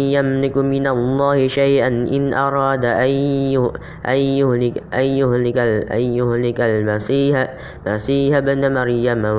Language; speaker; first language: Arabic; non-native, learner; Indonesian